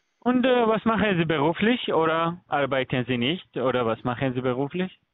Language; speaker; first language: German; early bilingual, other home language; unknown